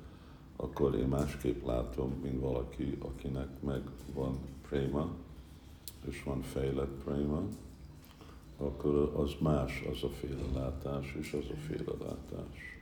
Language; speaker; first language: Hungarian; early bilingual, heritage; Hungarian